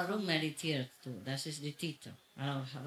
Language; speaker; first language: German; non-native, learner; Vietnamese